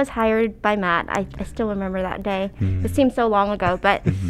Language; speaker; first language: English; early bilingual, other home language; Cantonese